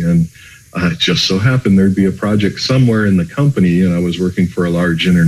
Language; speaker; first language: English; native; English